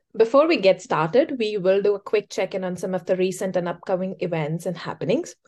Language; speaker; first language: English; non-native, local second language; Hindi